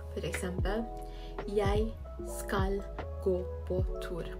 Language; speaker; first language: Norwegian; non-native, fluent; Filipino